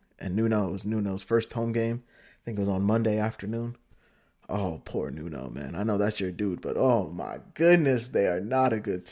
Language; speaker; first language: English; native; English